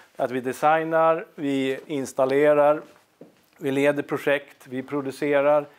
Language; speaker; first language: Swedish; non-native, fluent; Norwegian